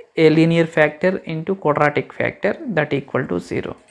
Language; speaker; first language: English; non-native, local second language; Telugu